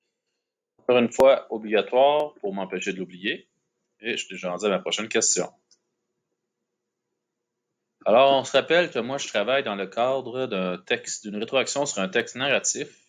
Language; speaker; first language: French; native; French